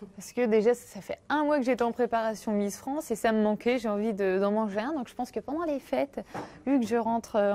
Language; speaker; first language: French; native; French